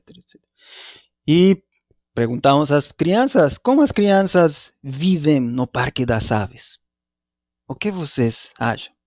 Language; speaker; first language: Portuguese; non-native, fluent; Spanish